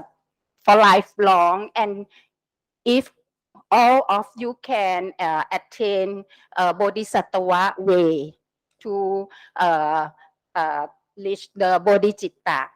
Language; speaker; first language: English; non-native, learner; Thai